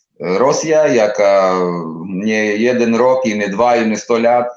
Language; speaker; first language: Polish; non-native, learner; Ukrainian